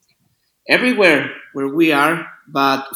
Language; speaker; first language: English; non-native, learner; Spanish